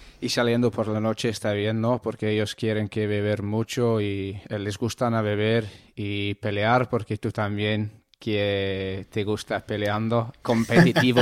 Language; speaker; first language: Spanish; non-native, learner; English